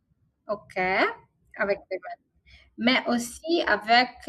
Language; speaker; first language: French; non-native, learner; Italian